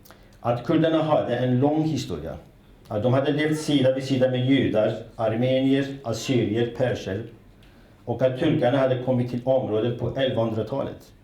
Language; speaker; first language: Swedish; non-native, fluent; Kurdish